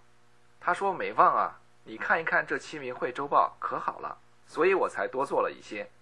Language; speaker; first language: Chinese; native; Chinese